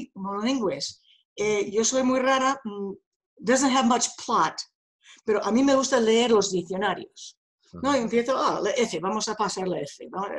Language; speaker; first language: Spanish; non-native, fluent; English